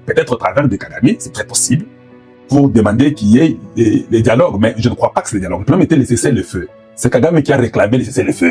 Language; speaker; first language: French; non-native, local second language; Lingala